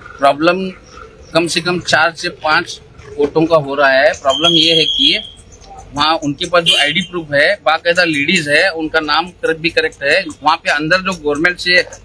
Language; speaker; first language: Hindi; native; Hindi